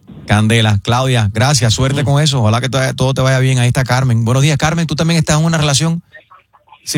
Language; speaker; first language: Spanish; native; Spanish